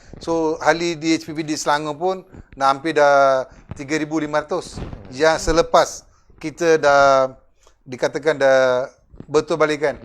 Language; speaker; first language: Malay; non-native, local second language; Tamil